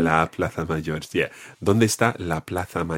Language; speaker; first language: Spanish; non-native, fluent; English